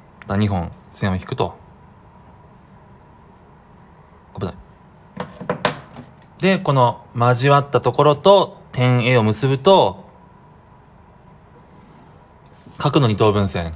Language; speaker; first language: Japanese; native; Japanese